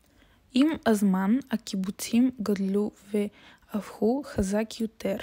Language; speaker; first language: Hebrew; non-native, learner; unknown